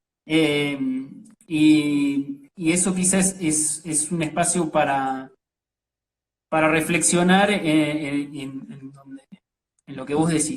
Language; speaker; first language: Spanish; native; Spanish